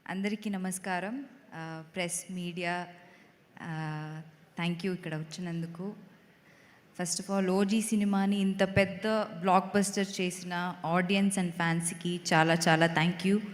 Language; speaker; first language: Telugu; non-native, fluent; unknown